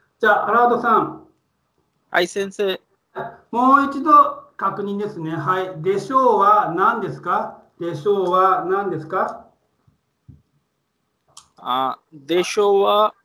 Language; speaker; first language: Japanese; non-native, fluent; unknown